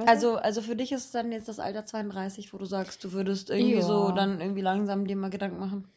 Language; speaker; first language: German; native; German